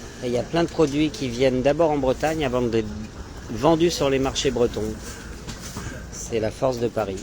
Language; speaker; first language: French; native; French